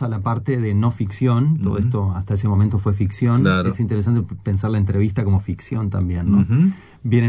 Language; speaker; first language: Spanish; native; Spanish